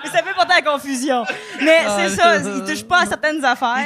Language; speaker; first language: French; native; French